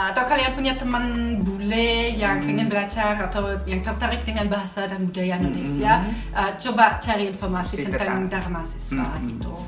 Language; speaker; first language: Indonesian; non-native, fluent; German